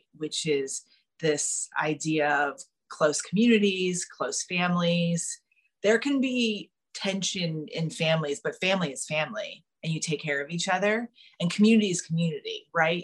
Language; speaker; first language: English; native; English